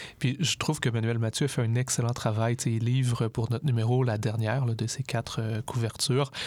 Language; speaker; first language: French; native; French